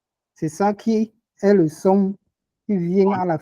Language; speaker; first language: French; non-native, local second language; Ghomala